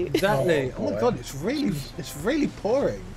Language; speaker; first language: English; native; English